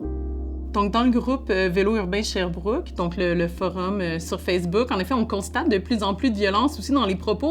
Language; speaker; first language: French; native; French